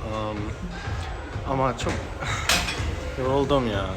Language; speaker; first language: Turkish; early bilingual, heritage; Turkish